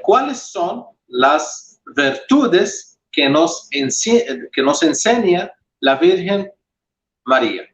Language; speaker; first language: Spanish; non-native, fluent; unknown